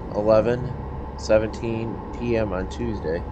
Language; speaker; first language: English; native; English